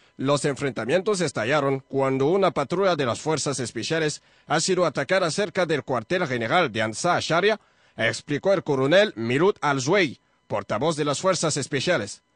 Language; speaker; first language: Spanish; non-native, fluent; French